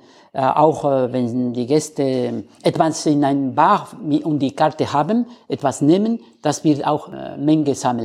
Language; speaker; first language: German; non-native, learner; Spanish